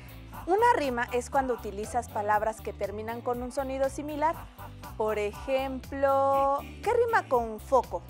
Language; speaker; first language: Spanish; native; Spanish